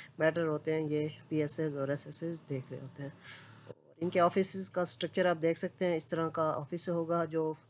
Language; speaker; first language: Urdu; non-native, local second language; Punjabi